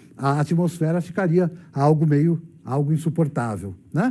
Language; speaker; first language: Portuguese; native; Portuguese